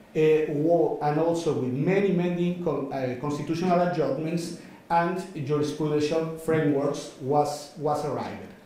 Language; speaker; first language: English; non-native, fluent; Spanish